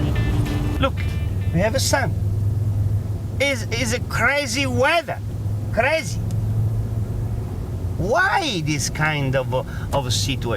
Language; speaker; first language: English; non-native, fluent; Italian